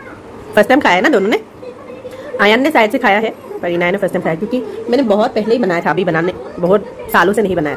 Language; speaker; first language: Hindi; native; Hindi